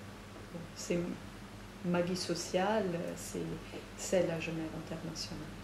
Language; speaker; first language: French; non-native, fluent; Italian